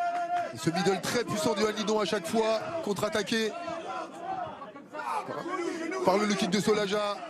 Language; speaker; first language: French; native; French